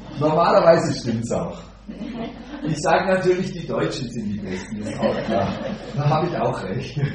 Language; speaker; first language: German; native; German